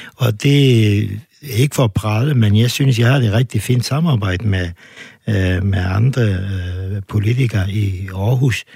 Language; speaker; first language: Danish; non-native, fluent; Turkish